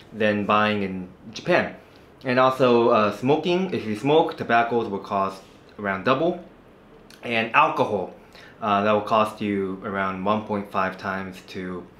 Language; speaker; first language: English; non-native, fluent; Japanese